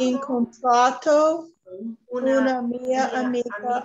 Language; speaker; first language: Italian; non-native, learner; English